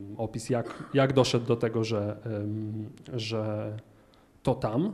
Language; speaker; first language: Polish; native; Polish